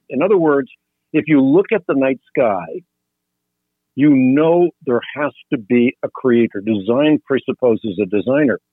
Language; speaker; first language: English; non-native, fluent; Dutch